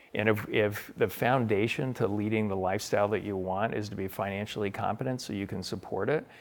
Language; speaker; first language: English; native; English